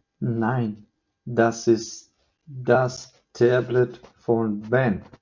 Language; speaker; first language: German; non-native, fluent; Ukrainian